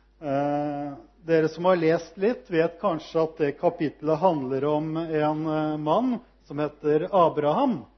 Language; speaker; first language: Norwegian; native; Norwegian